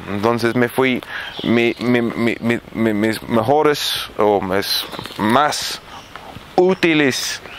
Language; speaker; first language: Spanish; non-native, fluent; Arabic